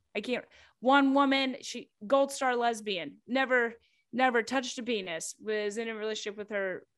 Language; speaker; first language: English; native; English